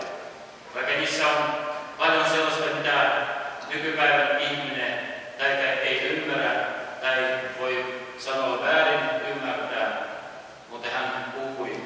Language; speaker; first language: Finnish; early bilingual, heritage; Finnish